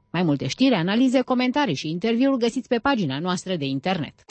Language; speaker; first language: Romanian; native; Romanian